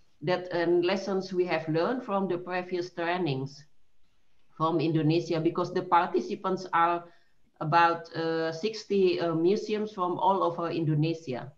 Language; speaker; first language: English; non-native, fluent; Indonesian